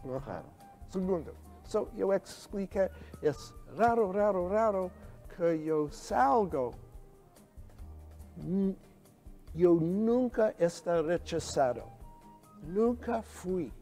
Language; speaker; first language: Spanish; non-native, learner; English